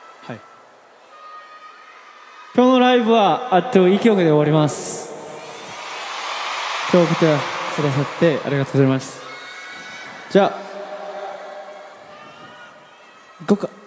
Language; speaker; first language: Japanese; non-native, learner; Korean